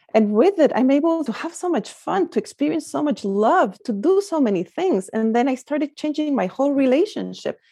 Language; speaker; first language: English; non-native, fluent; Spanish